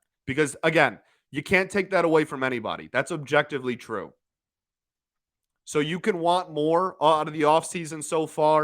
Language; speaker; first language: English; native; English